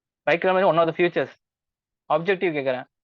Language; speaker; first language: Tamil; native; Tamil